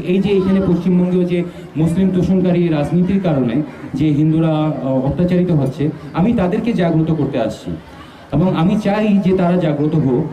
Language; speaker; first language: Bangla; early bilingual, heritage; Bangla